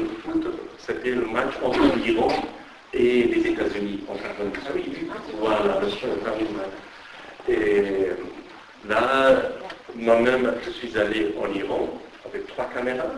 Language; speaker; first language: French; non-native, fluent; Persian